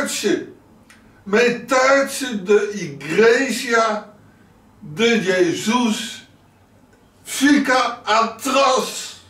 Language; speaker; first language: Portuguese; non-native, learner; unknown